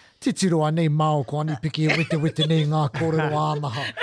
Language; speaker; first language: Māori; non-native, local second language; English